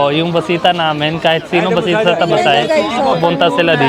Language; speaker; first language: Filipino; non-native, learner; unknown